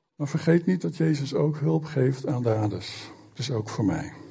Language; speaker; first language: Dutch; native; Dutch